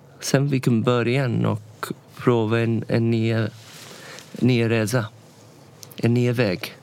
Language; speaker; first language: Swedish; non-native, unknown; English